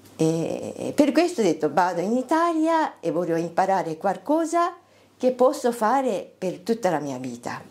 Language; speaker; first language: Italian; non-native, fluent; Japanese